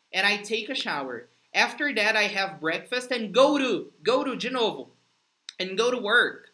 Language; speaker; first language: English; non-native, fluent; Portuguese